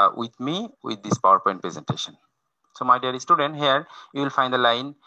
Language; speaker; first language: English; non-native, local second language; Bangla